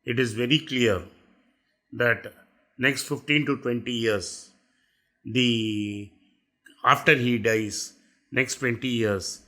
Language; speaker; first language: English; non-native, local second language; Tamil